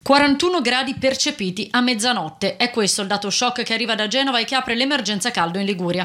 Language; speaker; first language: Italian; native; Italian